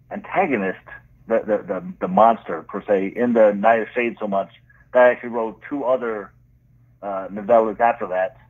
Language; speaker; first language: English; native; English